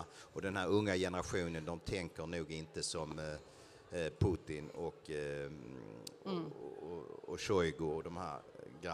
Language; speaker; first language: Swedish; native; Swedish